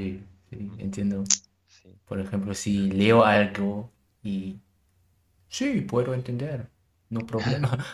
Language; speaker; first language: Spanish; non-native, learner; German